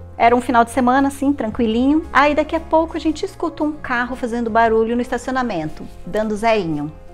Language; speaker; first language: Portuguese; native; Portuguese